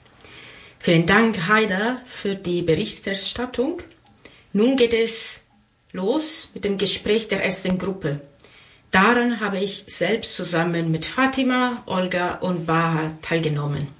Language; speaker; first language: German; non-native, fluent; Italian